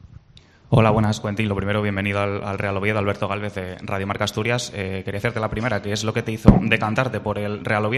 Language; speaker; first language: Spanish; native; Spanish